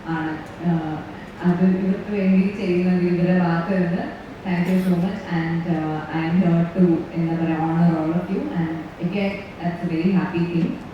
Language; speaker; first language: Malayalam; native; Malayalam